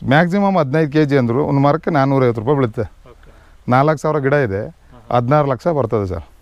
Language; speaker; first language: Kannada; native; Kannada